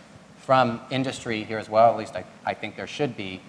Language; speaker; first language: English; native; English